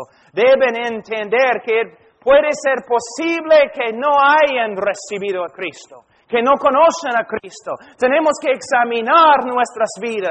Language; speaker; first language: Spanish; non-native, fluent; English